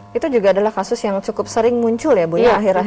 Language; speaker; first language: Indonesian; native; Indonesian